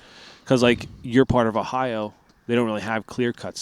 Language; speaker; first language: English; native; English